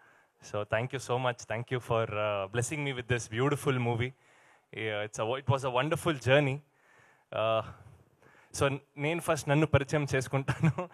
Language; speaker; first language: Telugu; non-native, learner; Kannada